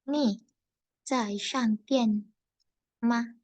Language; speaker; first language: Chinese; non-native, fluent; Indonesian